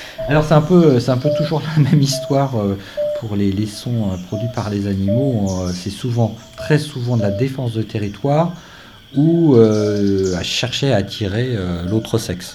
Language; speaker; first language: French; native; French